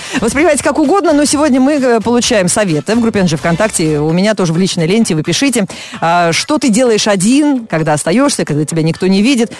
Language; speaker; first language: Russian; native; Russian